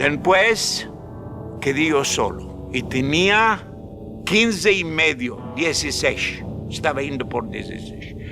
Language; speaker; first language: Spanish; non-native, fluent; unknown